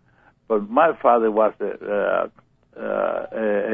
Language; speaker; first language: English; non-native, learner; Spanish